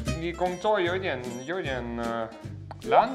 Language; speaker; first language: Chinese; non-native, learner; German